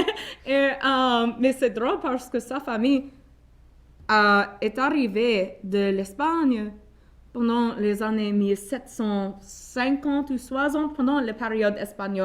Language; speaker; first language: French; non-native, local second language; English